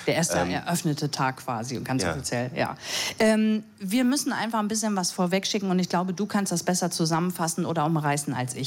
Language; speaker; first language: German; native; German